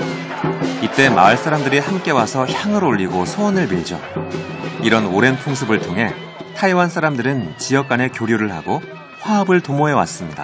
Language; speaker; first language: Korean; native; Korean